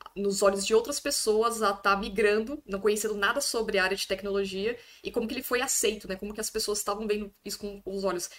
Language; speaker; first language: Portuguese; native; Portuguese